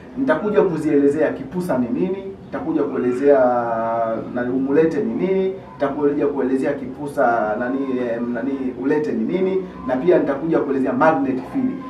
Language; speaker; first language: Swahili; native; Swahili